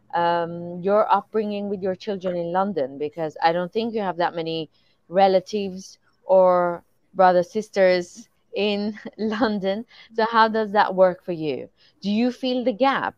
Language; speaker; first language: English; non-native, fluent; Persian